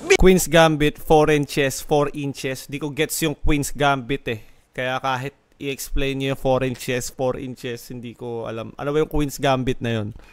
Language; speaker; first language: Filipino; native; Filipino